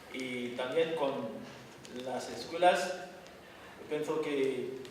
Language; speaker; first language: Spanish; non-native, fluent; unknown